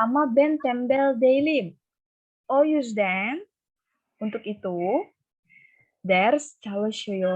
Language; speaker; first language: Turkish; non-native, fluent; Indonesian